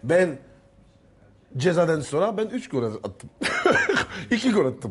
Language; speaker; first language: Turkish; non-native, learner; French